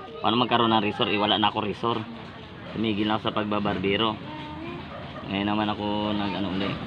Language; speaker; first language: Filipino; non-native, local second language; Cebuano